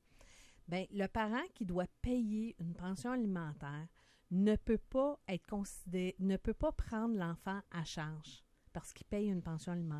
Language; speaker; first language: French; native; French